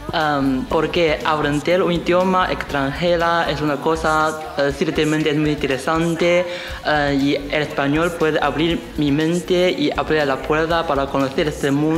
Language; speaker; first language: Spanish; non-native, fluent; Chinese